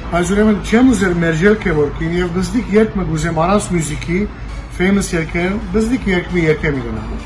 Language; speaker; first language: Armenian; early bilingual, heritage; Armenian